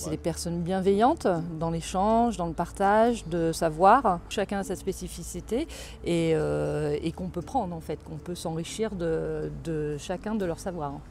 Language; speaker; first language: French; native; French